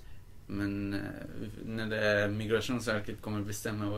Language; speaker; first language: Swedish; non-native, learner; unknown